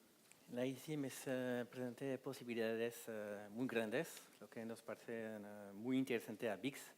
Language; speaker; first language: Spanish; non-native, fluent; French